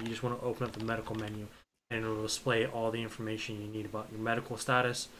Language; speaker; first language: English; native; English